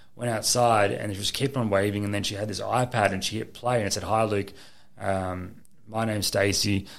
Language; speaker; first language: English; native; English